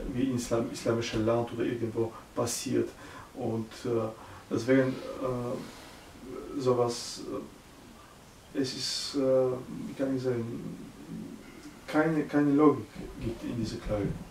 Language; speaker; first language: German; non-native, learner; Bulgarian